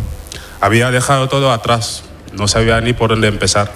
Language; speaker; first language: Spanish; non-native, fluent; Wolof